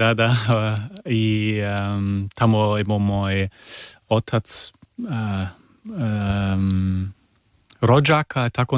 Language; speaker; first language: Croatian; early bilingual, heritage; Serbian